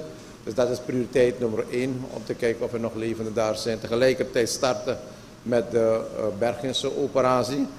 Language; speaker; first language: Dutch; native; Dutch